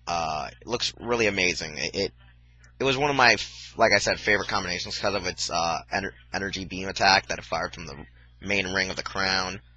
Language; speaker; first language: English; native; English